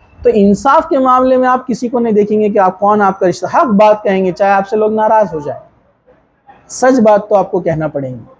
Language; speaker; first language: Urdu; native; Urdu